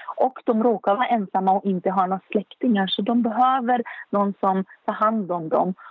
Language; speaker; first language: Swedish; non-native, fluent; Arabic